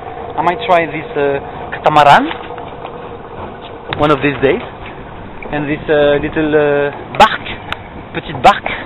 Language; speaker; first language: English; non-native, fluent; French